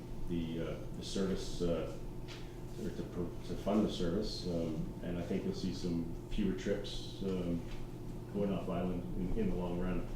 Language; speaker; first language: English; native; English